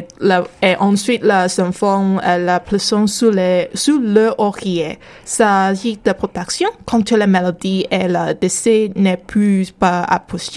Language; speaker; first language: French; non-native, learner; Chinese